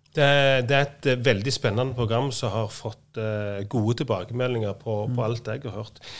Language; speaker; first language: Norwegian; native; Norwegian